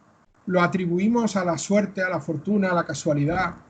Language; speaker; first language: Spanish; native; Spanish